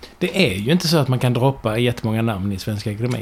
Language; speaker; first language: Swedish; native; Swedish